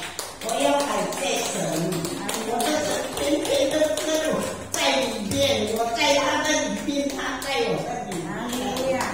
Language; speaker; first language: Chinese; early bilingual, heritage; Indonesian